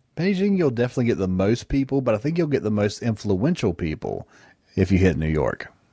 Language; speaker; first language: English; native; English